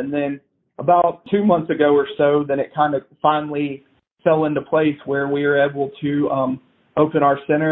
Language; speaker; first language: English; native; English